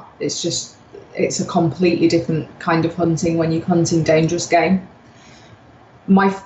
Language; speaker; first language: English; native; English